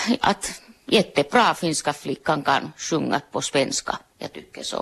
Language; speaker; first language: Swedish; non-native, local second language; Finnish